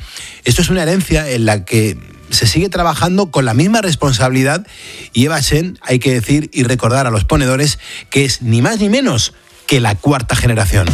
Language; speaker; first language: Spanish; native; Spanish